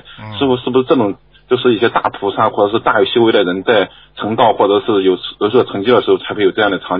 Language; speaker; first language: Chinese; native; Chinese